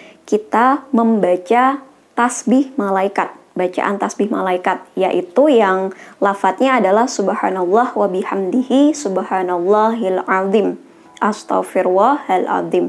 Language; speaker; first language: Indonesian; native; Indonesian